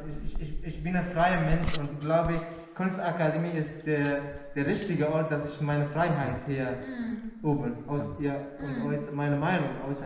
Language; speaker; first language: German; non-native, learner; Arabic